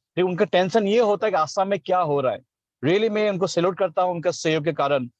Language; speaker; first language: Hindi; non-native, local second language; Assamese